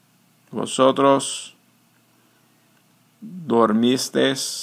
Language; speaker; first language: Spanish; non-native, fluent; English